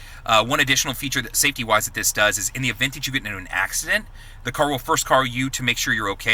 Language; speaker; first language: English; native; English